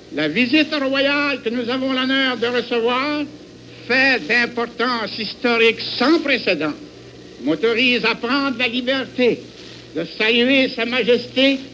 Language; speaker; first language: French; native; French